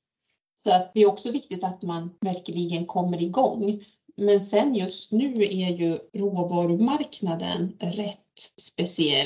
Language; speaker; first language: Swedish; native; Swedish